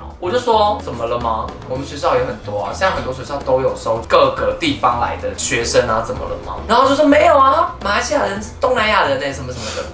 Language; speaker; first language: Chinese; native; Chinese